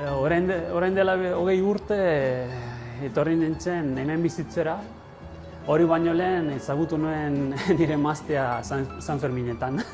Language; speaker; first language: Basque; non-native, learner; Italian